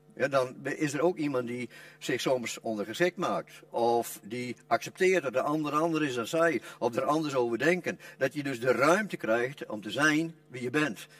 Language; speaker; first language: Dutch; non-native, local second language; Western Frisian